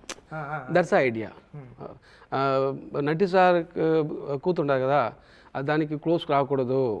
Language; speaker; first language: Telugu; non-native, learner; Tamil